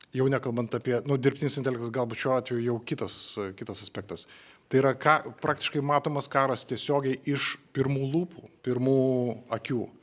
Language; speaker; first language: Lithuanian; native; Lithuanian